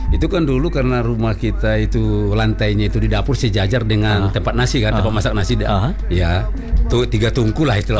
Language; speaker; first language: Indonesian; non-native, local second language; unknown